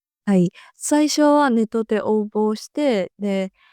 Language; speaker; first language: Japanese; non-native, fluent; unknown